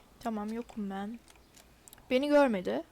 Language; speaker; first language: Turkish; native; Turkish